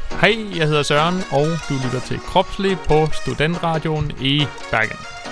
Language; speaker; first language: Danish; native; Danish